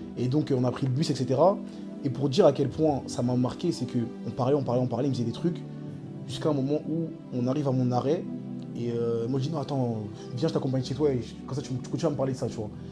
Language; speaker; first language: French; early bilingual, other home language; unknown